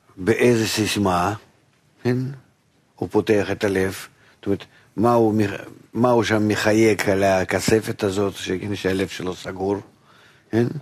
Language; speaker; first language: Hebrew; non-native, fluent; Russian